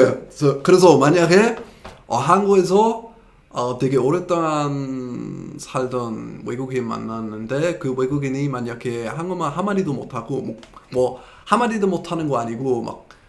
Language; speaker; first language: Korean; non-native, fluent; English